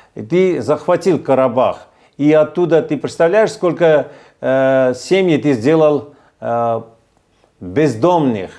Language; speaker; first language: Russian; non-native, fluent; Armenian